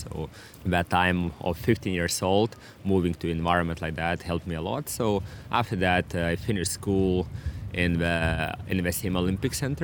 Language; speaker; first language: English; non-native, fluent; Lithuanian